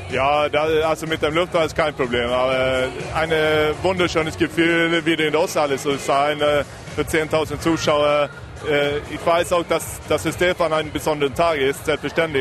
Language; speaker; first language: German; non-native, fluent; Swedish